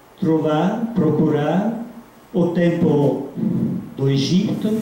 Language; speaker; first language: Portuguese; non-native, fluent; Italian